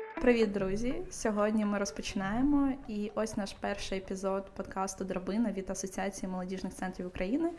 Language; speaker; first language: Ukrainian; non-native, local second language; Russian